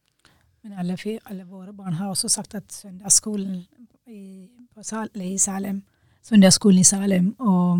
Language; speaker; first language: Norwegian; non-native, fluent; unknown